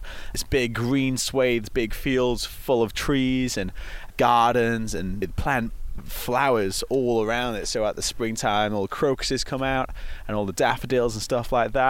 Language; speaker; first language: English; native; English